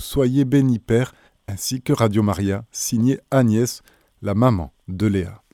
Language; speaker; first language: French; native; French